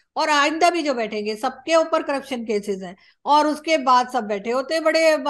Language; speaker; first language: Urdu; native; Urdu